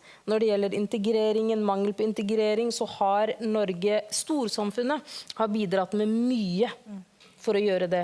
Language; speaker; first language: Norwegian; early bilingual, other home language; Somali